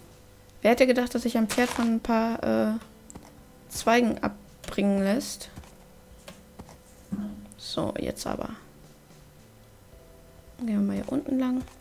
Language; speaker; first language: German; native; German